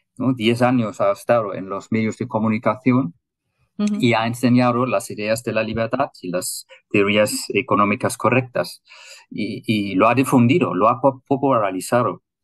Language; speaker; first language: Spanish; non-native, fluent; German